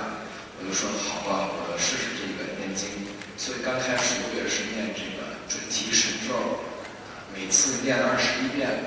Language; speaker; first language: Chinese; early bilingual, heritage; Chinese